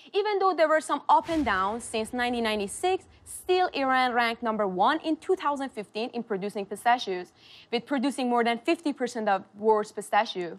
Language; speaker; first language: English; non-native, fluent; Persian